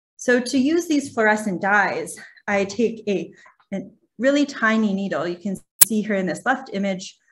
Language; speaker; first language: English; native; English